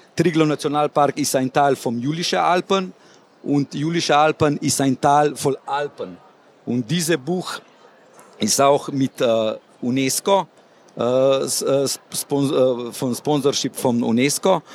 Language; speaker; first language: German; non-native, learner; Slovenian